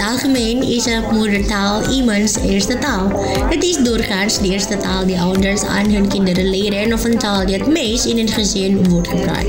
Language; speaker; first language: Dutch; non-native, fluent; Indonesian